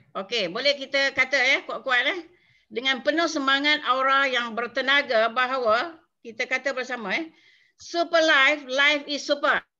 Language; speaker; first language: Malay; native; Malay